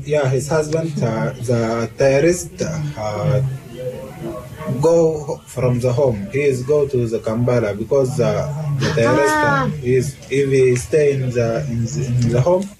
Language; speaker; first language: English; non-native, learner; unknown